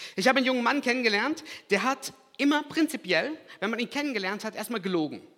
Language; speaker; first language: German; early bilingual, other home language; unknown